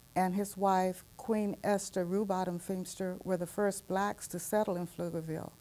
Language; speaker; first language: English; native; English